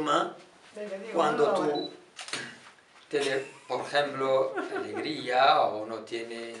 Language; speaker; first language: Spanish; non-native, learner; Arabic